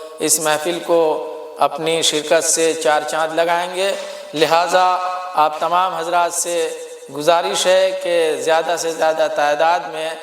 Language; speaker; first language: Urdu; native; Urdu